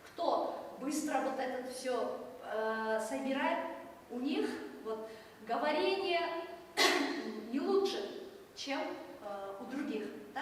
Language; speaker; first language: Russian; non-native, local second language; Kazakh